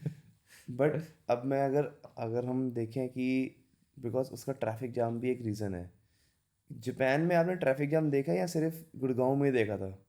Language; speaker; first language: Hindi; native; Hindi